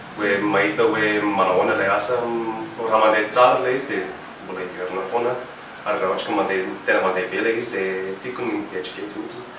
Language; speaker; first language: Malagasy; non-native, fluent; English